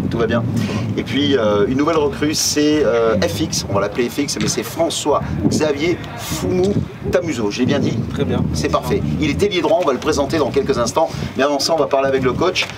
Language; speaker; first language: French; native; French